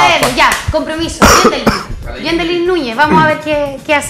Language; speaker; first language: Spanish; native; Spanish